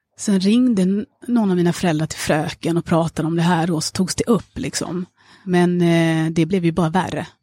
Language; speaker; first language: Swedish; early bilingual, other home language; Amharic